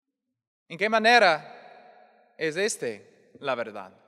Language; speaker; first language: Spanish; non-native, fluent; English